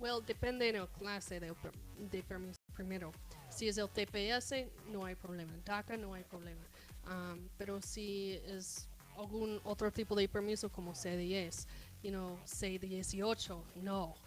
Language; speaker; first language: Spanish; non-native, fluent; English